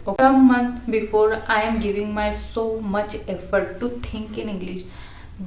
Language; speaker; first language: English; non-native, learner; Hindi